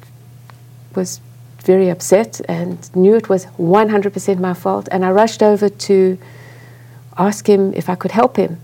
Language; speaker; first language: English; native; English